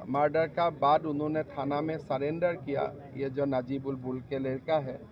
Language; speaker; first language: Hindi; non-native, local second language; Assamese